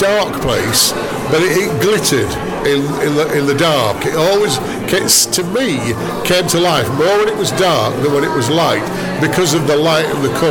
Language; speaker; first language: English; native; English